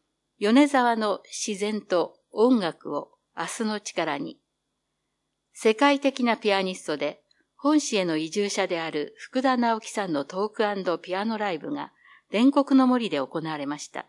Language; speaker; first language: Japanese; native; Japanese